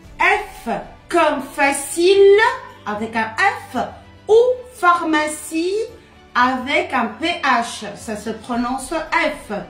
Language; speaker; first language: French; non-native, local second language; Arabic